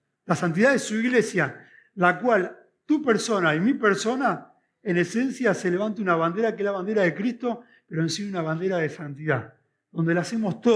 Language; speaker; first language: Spanish; native; Spanish